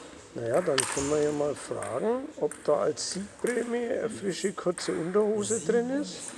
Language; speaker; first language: German; native; German